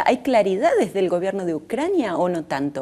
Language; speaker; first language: Spanish; native; Spanish